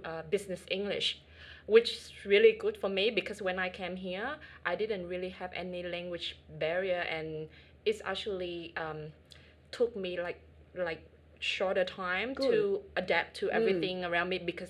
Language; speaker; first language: English; non-native, fluent; Vietnamese